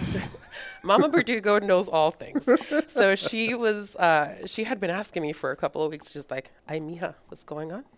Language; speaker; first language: English; early bilingual, other home language; Spanish